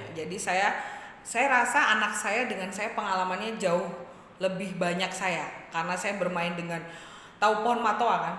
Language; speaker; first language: Indonesian; native; Indonesian